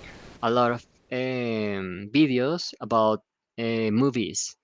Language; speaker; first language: English; non-native, fluent; Spanish